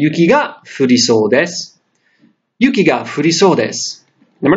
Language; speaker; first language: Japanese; non-native, fluent; English